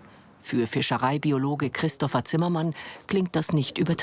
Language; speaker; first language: German; native; German